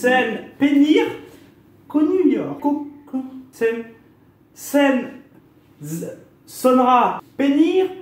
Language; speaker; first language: Turkish; non-native, learner; French